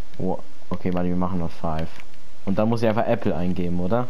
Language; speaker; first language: German; native; German